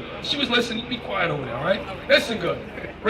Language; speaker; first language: English; native; English